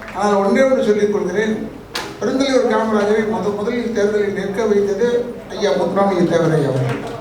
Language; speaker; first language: Tamil; non-native, local second language; Telugu